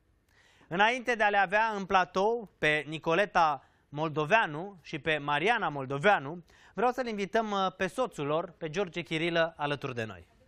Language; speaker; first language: Romanian; native; Romanian